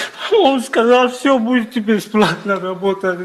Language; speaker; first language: Russian; non-native, learner; Tajik